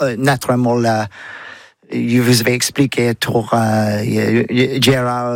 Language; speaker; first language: French; non-native, learner; English